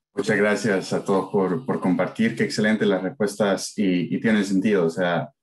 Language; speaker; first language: Spanish; native; Spanish